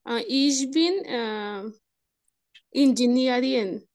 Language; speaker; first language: German; non-native, learner; Spanish